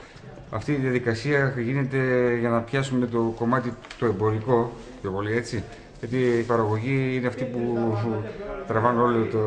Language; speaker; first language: Greek; native; Greek